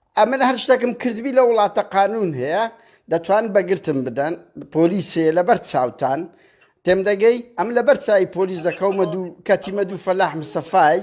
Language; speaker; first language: Central Kurdish; native; Central Kurdish